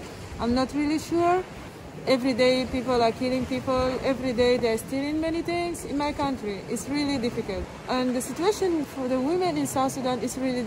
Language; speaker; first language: English; non-native, fluent; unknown